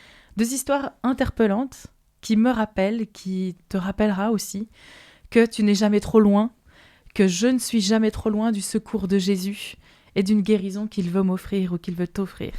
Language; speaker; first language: French; native; French